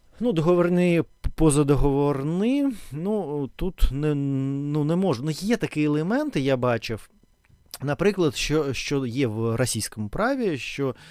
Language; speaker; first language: Ukrainian; non-native, local second language; Russian